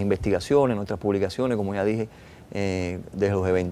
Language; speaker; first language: Spanish; native; Spanish